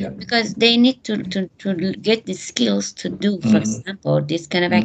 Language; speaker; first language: English; non-native, fluent; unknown